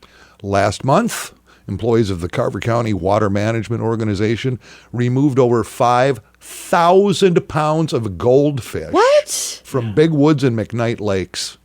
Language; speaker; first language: English; native; English